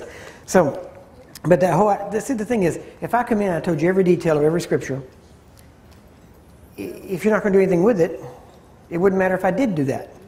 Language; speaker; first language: English; native; English